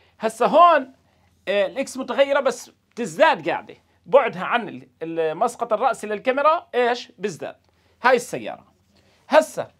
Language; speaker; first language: Arabic; native; Arabic